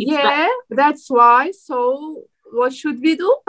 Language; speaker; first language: English; non-native, learner; Turkmen